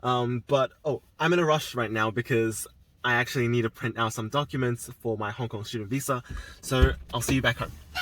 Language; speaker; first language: English; early bilingual, other home language; Chinese